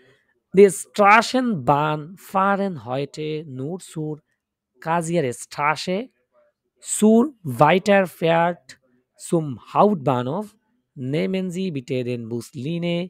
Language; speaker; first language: German; non-native, fluent; Bangla